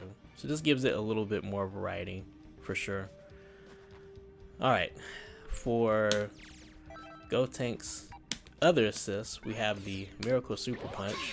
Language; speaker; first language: English; native; English